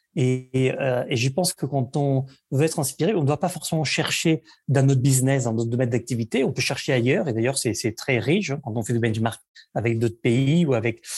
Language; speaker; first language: French; non-native, fluent; Catalan